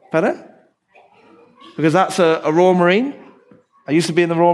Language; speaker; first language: English; native; English